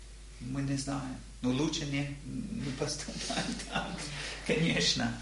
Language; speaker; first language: Russian; non-native, learner; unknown